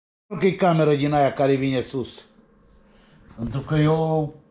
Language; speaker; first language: Romanian; native; Romanian